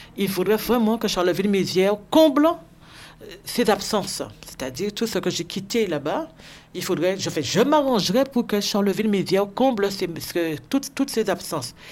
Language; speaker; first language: French; native; French